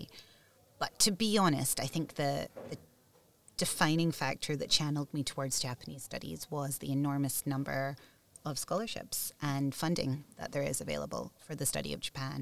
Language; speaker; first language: English; native; English